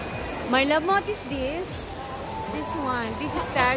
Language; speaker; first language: English; non-native, local second language; Filipino